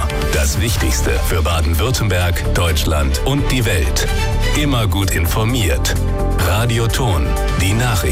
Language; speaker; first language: German; native; German